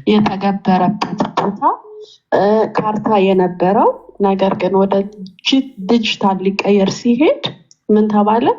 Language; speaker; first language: Amharic; native; Amharic